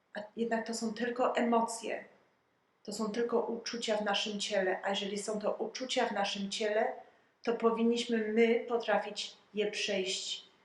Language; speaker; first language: Polish; early bilingual, heritage; Polish